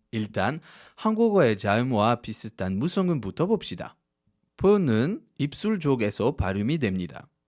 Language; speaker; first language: Korean; non-native, fluent; French